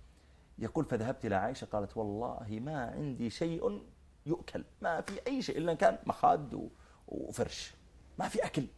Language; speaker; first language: Arabic; native; Arabic